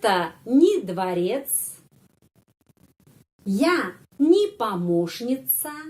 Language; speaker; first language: Russian; non-native, fluent; Indonesian